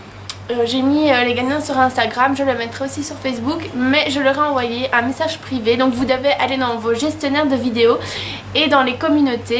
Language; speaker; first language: French; native; French